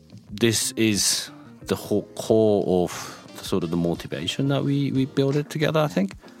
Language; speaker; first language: English; non-native, fluent; Japanese